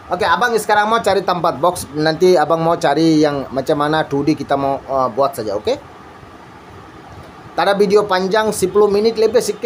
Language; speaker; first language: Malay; non-native, learner; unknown